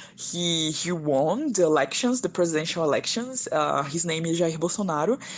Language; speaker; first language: English; non-native, fluent; Portuguese